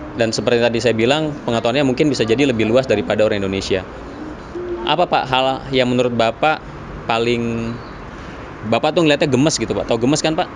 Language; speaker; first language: Indonesian; native; Indonesian